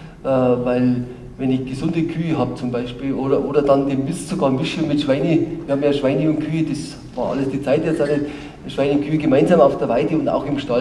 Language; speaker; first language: German; native; German